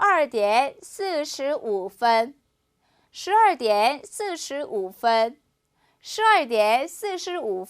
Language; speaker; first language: Chinese; non-native, fluent; Korean